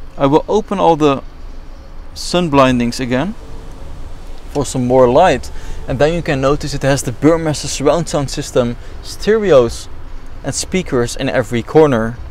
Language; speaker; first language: English; non-native, fluent; Dutch